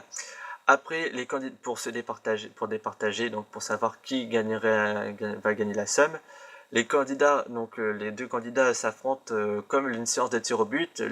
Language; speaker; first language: French; native; French